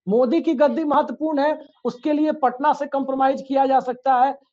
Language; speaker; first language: Hindi; native; Hindi